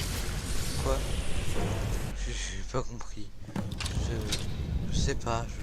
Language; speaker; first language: French; native; French